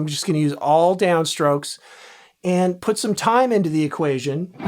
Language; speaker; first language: English; native; English